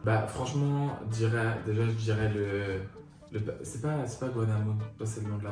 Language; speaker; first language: French; native; French